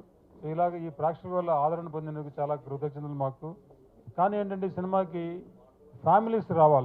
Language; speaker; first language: Telugu; native; Telugu